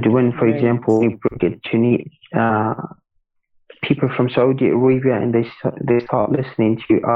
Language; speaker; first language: English; non-native, fluent; Arabic